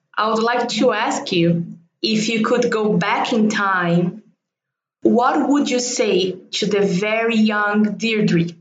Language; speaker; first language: English; non-native, fluent; Portuguese